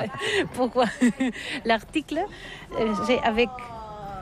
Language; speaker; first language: French; non-native, learner; Catalan